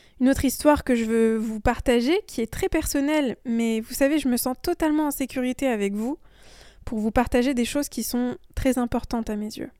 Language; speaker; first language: French; early bilingual, other home language; Persian